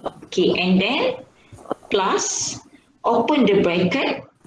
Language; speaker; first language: English; non-native, local second language; Malay